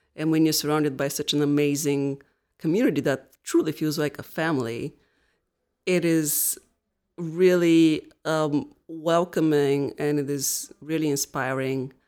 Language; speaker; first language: English; non-native, fluent; Bulgarian